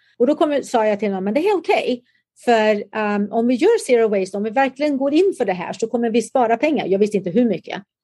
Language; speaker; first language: Swedish; native; Swedish